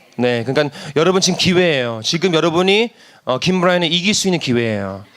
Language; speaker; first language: Korean; non-native, fluent; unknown